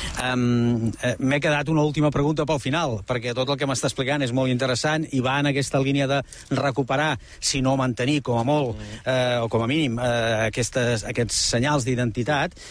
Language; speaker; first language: Catalan; native; Catalan